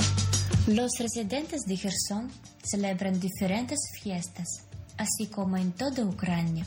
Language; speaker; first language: Spanish; non-native, fluent; Ukrainian